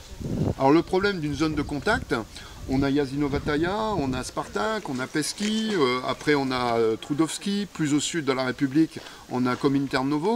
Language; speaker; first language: French; native; French